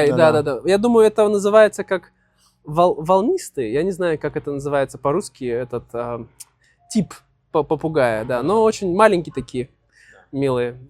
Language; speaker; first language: Russian; native; Russian